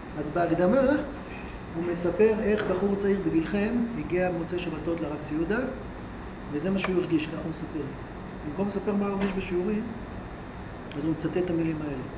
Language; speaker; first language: Hebrew; native; Hebrew